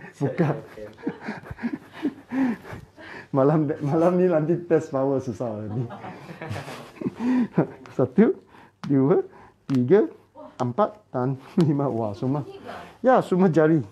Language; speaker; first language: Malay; non-native, local second language; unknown